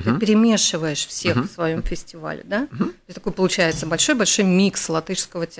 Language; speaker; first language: Russian; native; Russian